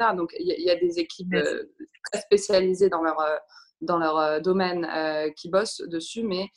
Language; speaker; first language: French; native; French